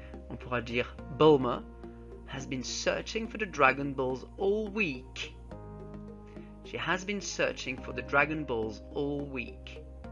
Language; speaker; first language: English; non-native, fluent; French